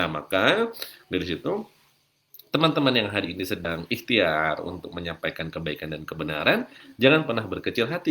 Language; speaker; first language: Indonesian; native; Indonesian